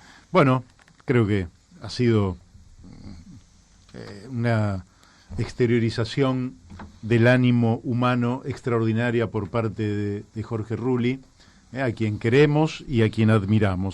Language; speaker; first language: Spanish; native; Spanish